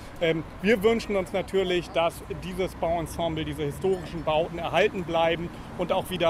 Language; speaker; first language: German; native; German